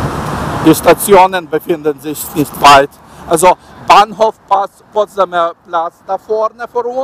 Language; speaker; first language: German; non-native, learner; Ukrainian